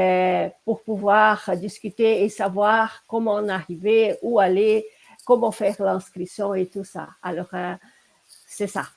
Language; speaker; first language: French; non-native, fluent; Portuguese